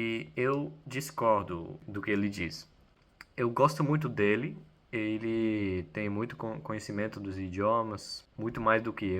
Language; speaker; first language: Portuguese; non-native, fluent; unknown